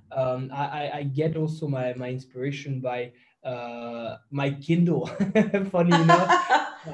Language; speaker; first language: English; non-native, fluent; French